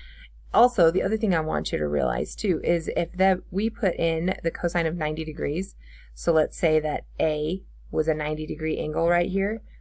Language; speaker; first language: English; native; English